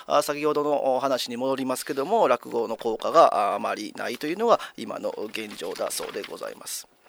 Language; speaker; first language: Japanese; native; Japanese